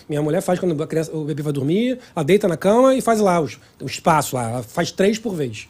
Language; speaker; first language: Portuguese; native; Portuguese